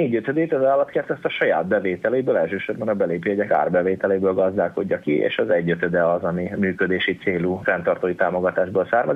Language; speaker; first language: Hungarian; native; Hungarian